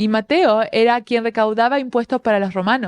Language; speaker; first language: Spanish; native; Spanish